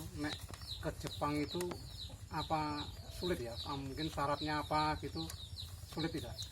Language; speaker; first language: Indonesian; non-native, local second language; Javanese